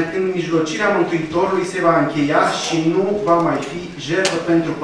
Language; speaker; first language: Romanian; non-native, learner; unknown